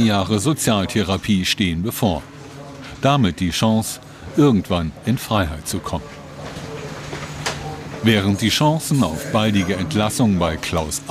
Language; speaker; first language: German; native; German